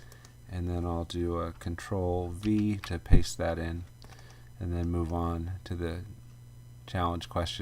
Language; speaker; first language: English; native; English